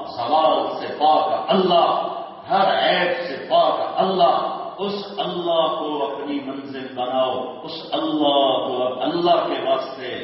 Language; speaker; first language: Urdu; native; Urdu